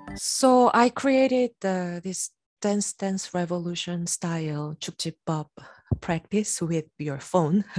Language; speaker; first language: English; non-native, fluent; Korean